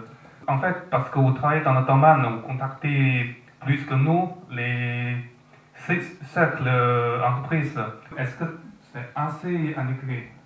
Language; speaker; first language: French; non-native, learner; Chinese